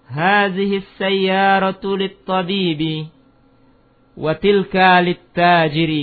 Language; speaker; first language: Arabic; non-native, fluent; Indonesian